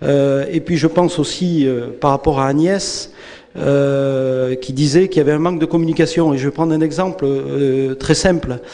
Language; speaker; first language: French; native; French